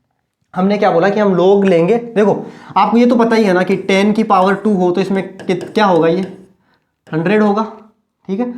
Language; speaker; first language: Hindi; native; Hindi